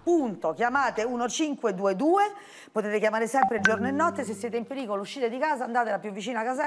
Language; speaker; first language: Italian; native; Italian